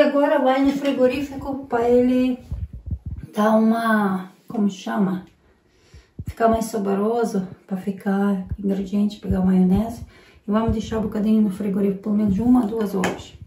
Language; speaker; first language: Portuguese; non-native, learner; Ukrainian